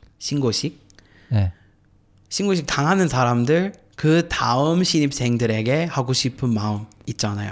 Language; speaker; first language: Korean; non-native, fluent; English